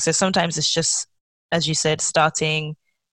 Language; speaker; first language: English; non-native, local second language; Yoruba